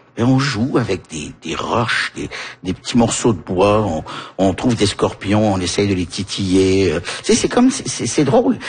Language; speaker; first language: French; early bilingual, heritage; French